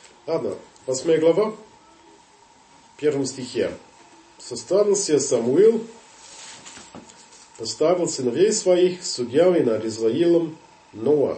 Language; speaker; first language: Russian; non-native, fluent; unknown